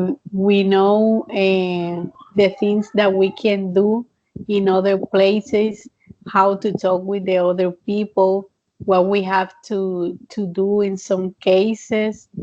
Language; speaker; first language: English; non-native, learner; Spanish